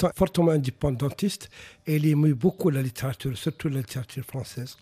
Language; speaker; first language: French; non-native, local second language; Arabic